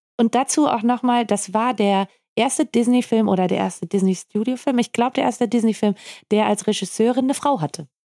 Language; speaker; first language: German; native; German